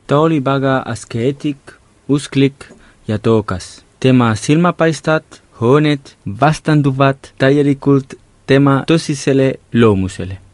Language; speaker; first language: Estonian; non-native, fluent; Catalan